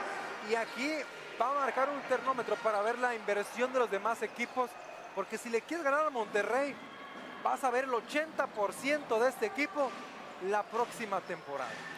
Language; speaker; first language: Spanish; native; Spanish